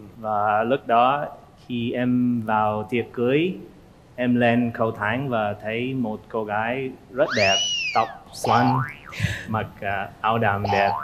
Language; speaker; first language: Vietnamese; non-native, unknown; English